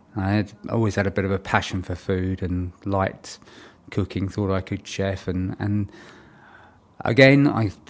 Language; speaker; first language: English; native; English